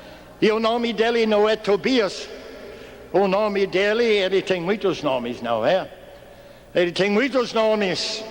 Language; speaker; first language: Portuguese; non-native, fluent; English